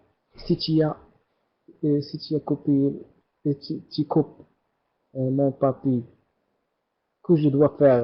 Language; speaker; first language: French; non-native, learner; Arabic